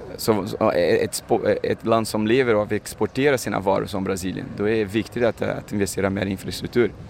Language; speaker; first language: Swedish; non-native, fluent; Portuguese